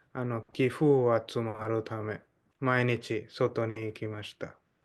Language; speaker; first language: Japanese; non-native, fluent; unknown